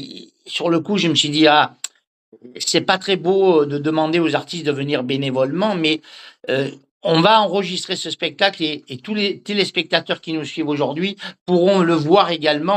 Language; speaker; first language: French; native; French